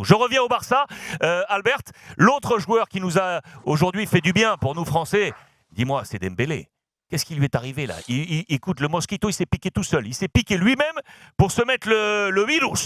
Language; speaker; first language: French; native; French